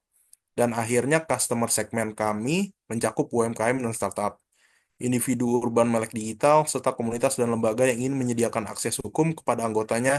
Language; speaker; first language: Indonesian; native; Indonesian